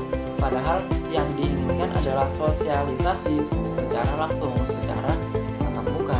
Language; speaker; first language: Indonesian; native; Indonesian